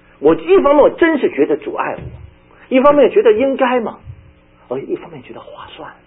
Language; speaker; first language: Chinese; native; Chinese